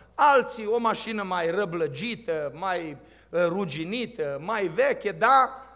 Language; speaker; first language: Romanian; native; Romanian